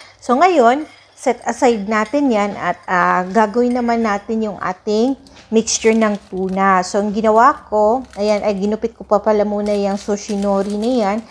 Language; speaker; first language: Filipino; non-native, local second language; Cebuano